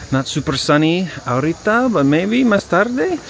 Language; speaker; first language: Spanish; non-native, learner; English